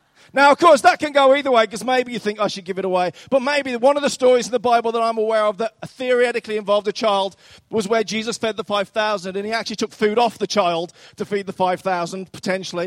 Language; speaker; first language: English; native; English